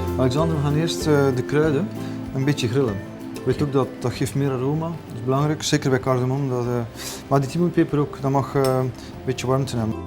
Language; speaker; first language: Dutch; native; Dutch